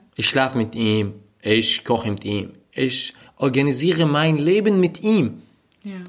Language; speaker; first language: German; non-native, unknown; Arabic